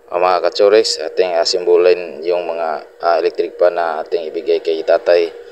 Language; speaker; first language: Filipino; non-native, local second language; Cebuano